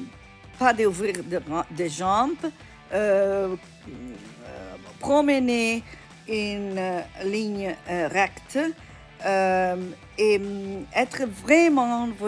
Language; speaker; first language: French; non-native, learner; Italian